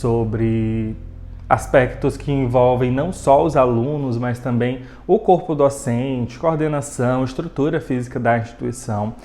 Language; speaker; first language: Portuguese; native; Portuguese